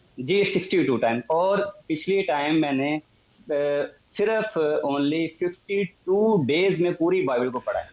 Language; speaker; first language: Urdu; non-native, local second language; Punjabi